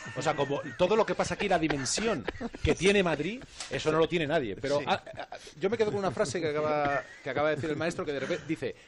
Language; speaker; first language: Spanish; native; Spanish